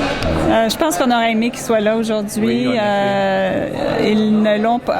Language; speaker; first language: French; native; French